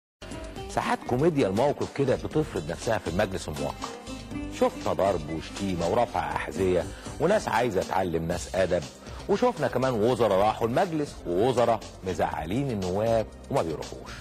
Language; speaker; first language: Arabic; native; Arabic